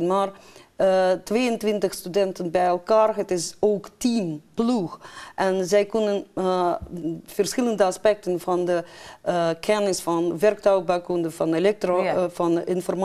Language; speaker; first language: Dutch; non-native, fluent; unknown